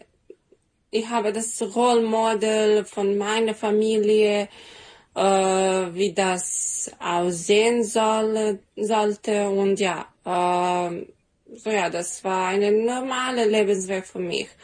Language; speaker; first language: German; non-native, fluent; Serbian